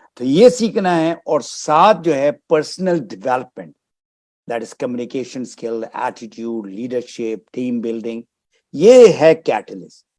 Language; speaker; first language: Urdu; native; Urdu